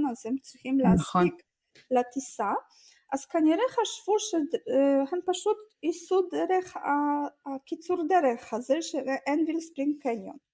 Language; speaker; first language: Hebrew; non-native, fluent; Russian